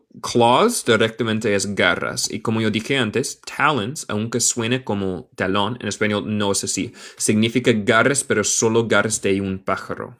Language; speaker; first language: Spanish; non-native, learner; English